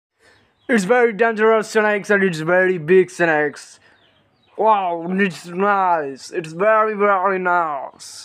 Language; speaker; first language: English; non-native, learner; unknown